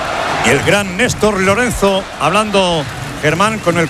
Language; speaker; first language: Spanish; native; Spanish